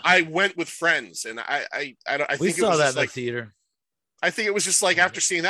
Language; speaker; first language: English; native; English